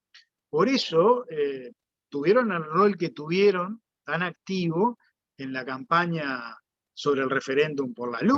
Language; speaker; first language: Spanish; native; Spanish